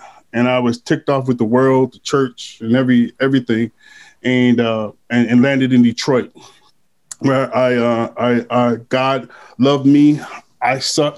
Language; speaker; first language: English; native; English